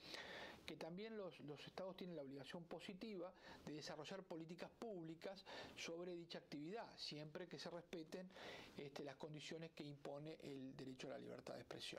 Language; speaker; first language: Spanish; native; Spanish